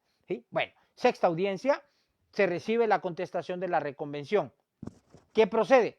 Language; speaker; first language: Spanish; native; Spanish